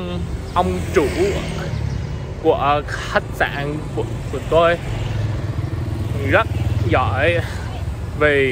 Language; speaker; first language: Vietnamese; non-native, learner; English